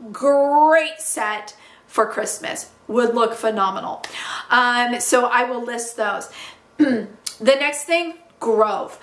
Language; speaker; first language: English; native; English